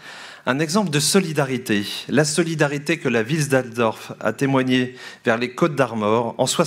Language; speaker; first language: French; native; French